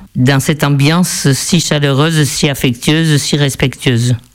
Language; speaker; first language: French; early bilingual, other home language; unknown